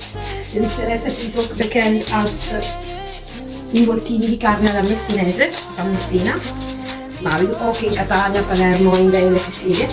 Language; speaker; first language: Dutch; non-native, learner; Italian